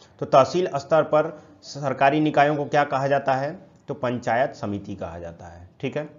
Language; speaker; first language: Hindi; native; Hindi